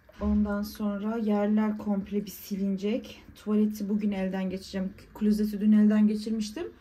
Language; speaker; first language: Turkish; early bilingual, heritage; Turkish